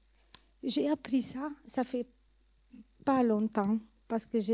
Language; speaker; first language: French; non-native, learner; Italian